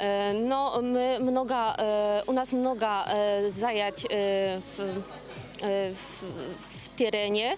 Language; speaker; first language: Russian; non-native, learner; Polish